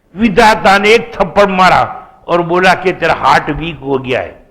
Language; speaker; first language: Hindi; non-native, local second language; Gujarati